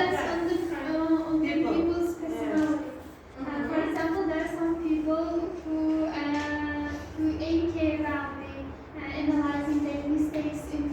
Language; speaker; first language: English; non-native, learner; Uzbek